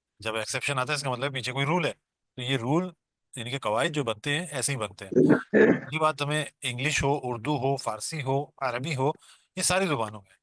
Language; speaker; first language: Urdu; non-native, local second language; Baluchi